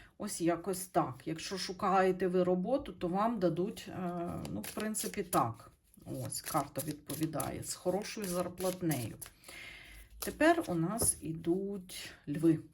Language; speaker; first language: Ukrainian; non-native, local second language; Russian